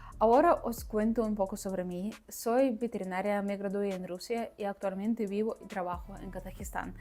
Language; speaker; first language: Spanish; non-native, fluent; Russian